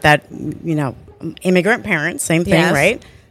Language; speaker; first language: English; non-native, fluent; Spanish